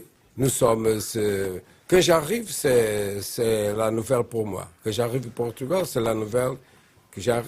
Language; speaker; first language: French; non-native, learner; Portuguese